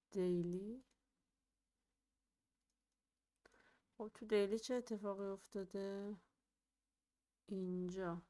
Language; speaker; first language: Persian; native; Persian